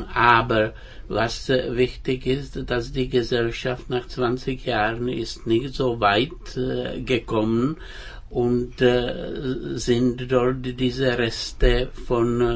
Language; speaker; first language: German; non-native, fluent; Czech